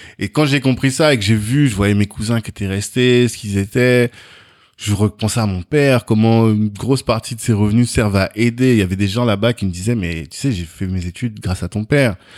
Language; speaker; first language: French; native; French